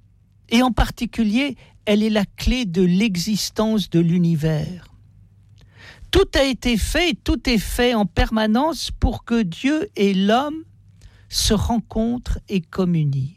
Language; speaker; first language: French; native; French